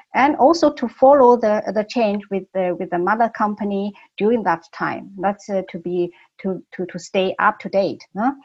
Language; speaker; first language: English; non-native, fluent; Chinese